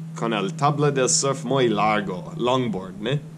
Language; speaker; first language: Spanish; non-native, learner; English